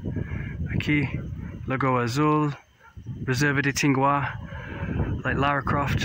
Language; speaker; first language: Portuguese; non-native, learner; English